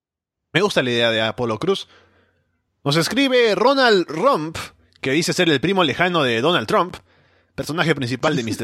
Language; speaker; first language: Spanish; native; Spanish